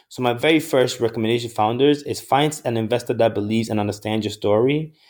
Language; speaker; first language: English; non-native, local second language; Akan